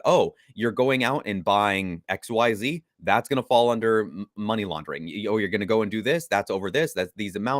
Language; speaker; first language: English; native; English